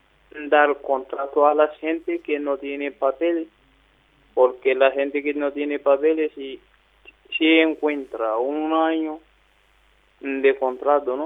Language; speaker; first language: Spanish; non-native, learner; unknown